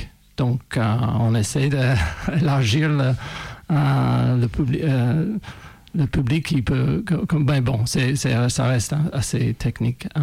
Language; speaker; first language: French; non-native, fluent; English